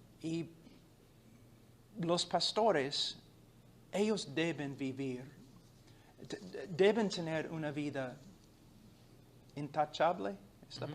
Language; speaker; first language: Spanish; non-native, fluent; English